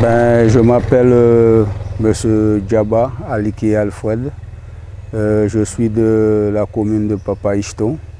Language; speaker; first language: French; non-native, local second language; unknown